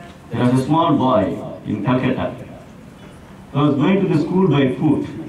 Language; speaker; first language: English; non-native, local second language; Tamil